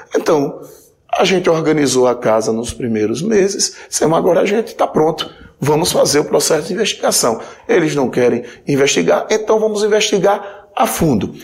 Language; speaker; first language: Portuguese; native; Portuguese